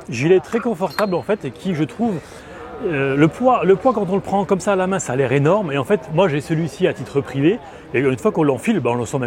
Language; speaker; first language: French; native; French